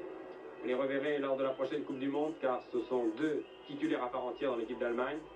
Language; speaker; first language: French; native; French